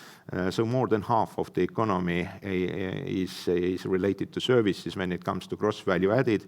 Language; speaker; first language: English; non-native, fluent; Estonian